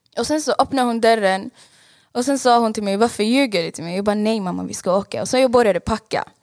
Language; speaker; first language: Swedish; non-native, fluent; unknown